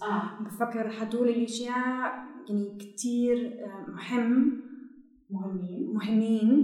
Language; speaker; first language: Arabic; non-native, learner; German